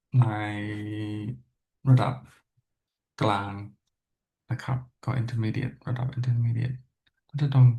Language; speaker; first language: Thai; non-native, learner; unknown